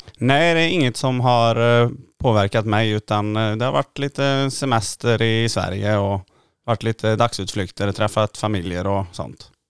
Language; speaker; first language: Swedish; native; Swedish